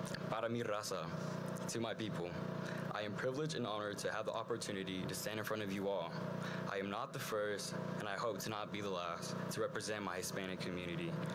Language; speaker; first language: English; early bilingual, other home language; Spanish